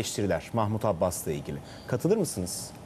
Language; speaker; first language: Turkish; native; Turkish